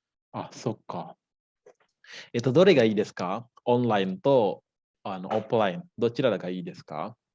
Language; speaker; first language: Japanese; non-native, fluent; Indonesian